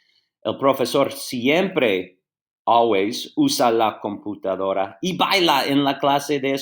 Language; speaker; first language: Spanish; non-native, fluent; English